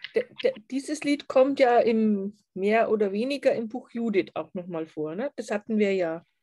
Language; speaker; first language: German; native; German